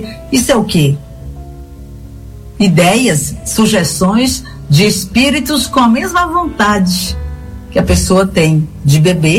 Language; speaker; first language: Portuguese; native; Portuguese